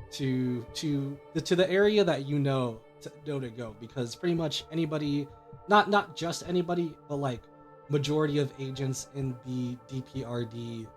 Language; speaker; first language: English; native; English